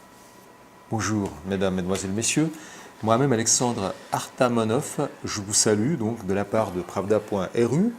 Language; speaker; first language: French; non-native, fluent; Russian